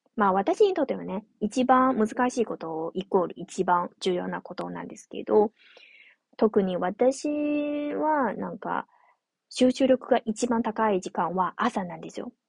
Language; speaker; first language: Japanese; non-native, fluent; Chinese